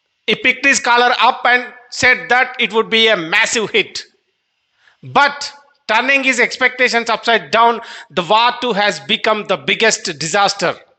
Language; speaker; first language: English; non-native, local second language; Telugu